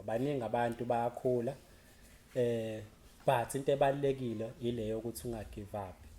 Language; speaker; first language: Zulu; native; Zulu